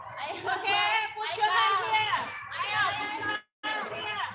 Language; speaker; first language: English; non-native, learner; Indonesian